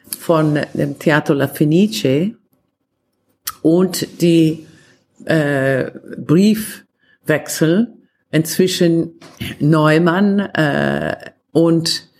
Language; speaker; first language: German; non-native, fluent; Italian